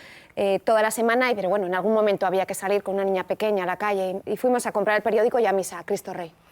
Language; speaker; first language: Spanish; native; Spanish